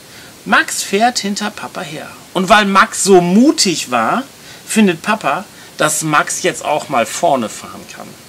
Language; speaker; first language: German; native; German